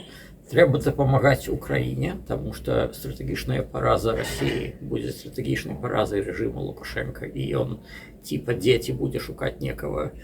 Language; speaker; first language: Belarusian; non-native, local second language; Russian